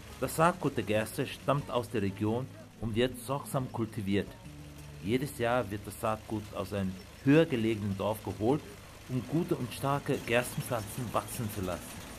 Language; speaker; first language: German; early bilingual, other home language; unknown